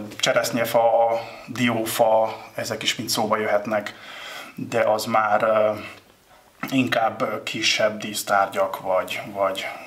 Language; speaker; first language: Hungarian; native; Hungarian